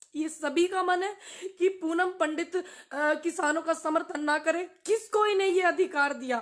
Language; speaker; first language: Hindi; native; Hindi